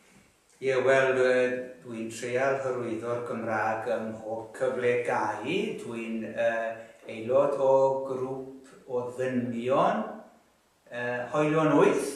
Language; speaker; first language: Welsh; native; Welsh